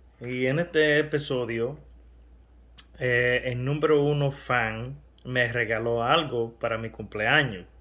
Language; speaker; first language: Spanish; early bilingual, heritage; Spanish